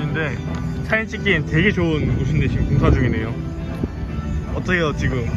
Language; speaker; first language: Korean; native; Korean